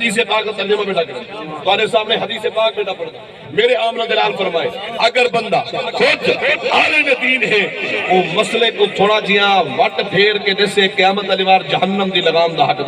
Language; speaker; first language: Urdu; non-native, local second language; Saraiki